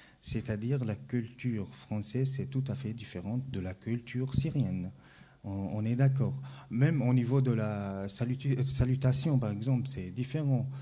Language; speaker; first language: French; non-native, fluent; Arabic